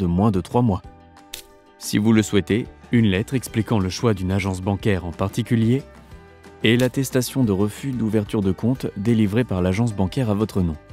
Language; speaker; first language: French; native; French